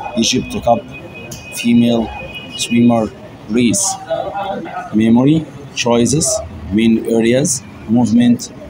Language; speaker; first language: English; non-native, fluent; Arabic